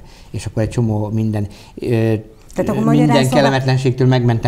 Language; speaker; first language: Hungarian; native; Hungarian